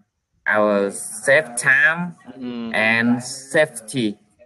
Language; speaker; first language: English; non-native, learner; Vietnamese